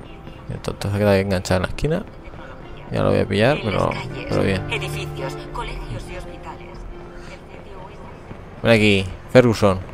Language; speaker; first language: Spanish; native; Spanish